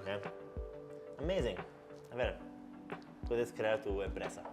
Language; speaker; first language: Spanish; non-native, learner; English